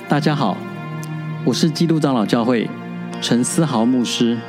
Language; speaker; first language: Chinese; native; Chinese